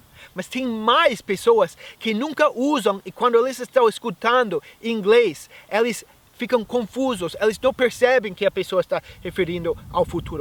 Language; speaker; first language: Portuguese; non-native, fluent; English